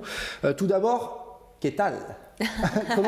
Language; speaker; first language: French; native; French